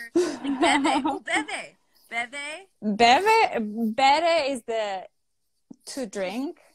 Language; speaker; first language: English; non-native, fluent; Italian